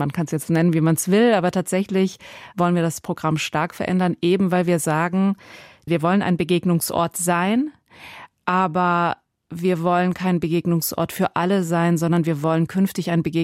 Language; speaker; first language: German; native; German